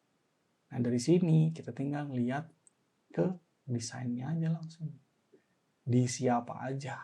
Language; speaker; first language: Indonesian; native; Indonesian